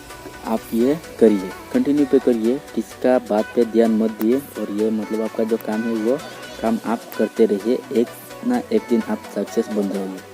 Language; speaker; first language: Hindi; non-native, local second language; Bangla